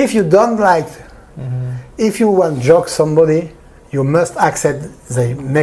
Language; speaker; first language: English; non-native, learner; French